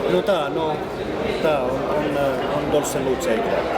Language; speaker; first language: Russian; non-native, learner; Finnish